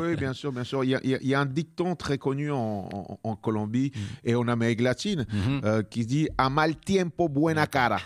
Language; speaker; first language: French; early bilingual, other home language; Spanish